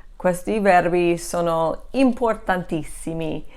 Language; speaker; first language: Italian; non-native, fluent; English